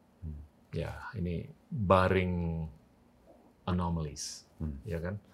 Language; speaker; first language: Indonesian; native; Indonesian